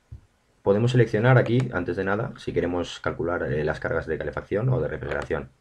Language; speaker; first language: Spanish; native; Spanish